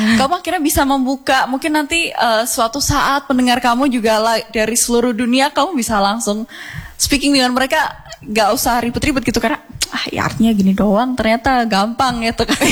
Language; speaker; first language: Indonesian; native; Indonesian